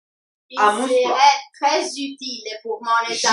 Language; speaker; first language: French; non-native, learner; Italian